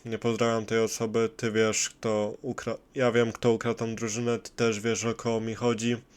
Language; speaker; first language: Polish; native; Polish